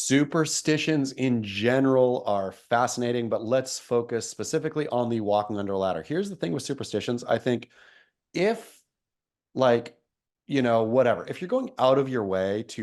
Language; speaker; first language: English; native; English